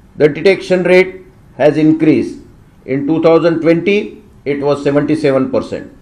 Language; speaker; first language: English; non-native, local second language; Marathi